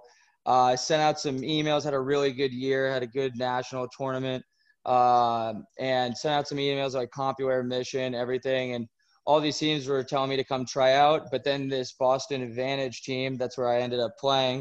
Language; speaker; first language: English; native; English